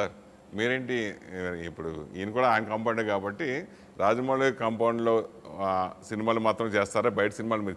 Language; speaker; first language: Telugu; native; Telugu